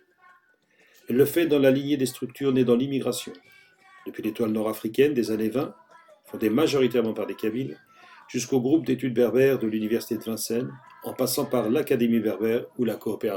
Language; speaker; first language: French; native; French